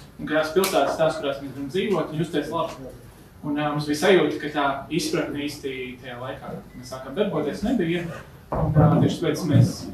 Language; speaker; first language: Latvian; native; Latvian